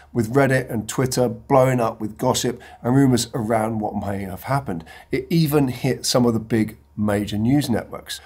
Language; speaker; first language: English; native; English